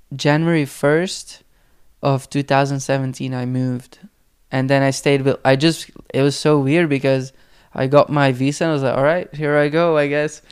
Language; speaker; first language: English; non-native, fluent; Dutch